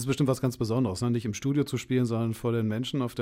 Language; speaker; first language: German; native; German